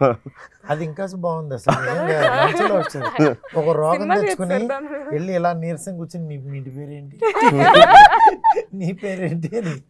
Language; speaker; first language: Telugu; native; Telugu